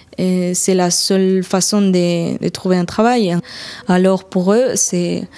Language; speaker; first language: French; non-native, learner; Spanish